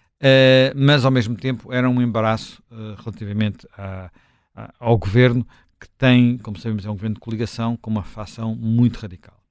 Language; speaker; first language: Portuguese; native; Portuguese